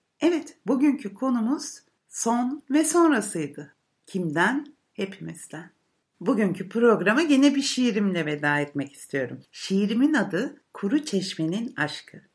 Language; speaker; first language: Turkish; native; Turkish